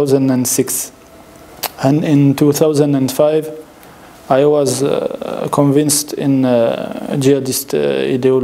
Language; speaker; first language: English; non-native, learner; French